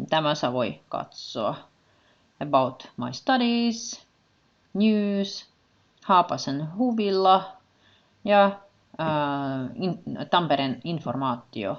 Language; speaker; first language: Finnish; non-native, learner; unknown